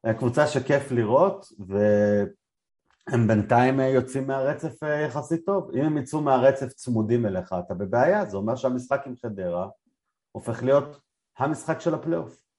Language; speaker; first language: Hebrew; native; Hebrew